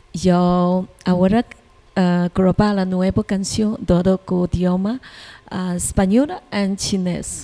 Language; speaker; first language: Spanish; non-native, learner; Chinese